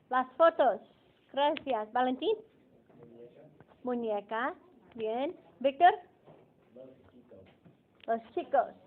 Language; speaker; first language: Spanish; non-native, fluent; English